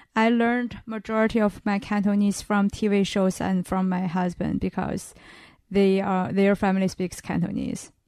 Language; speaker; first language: English; non-native, fluent; Chinese